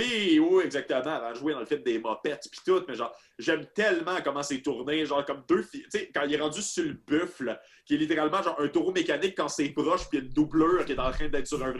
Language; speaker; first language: French; native; French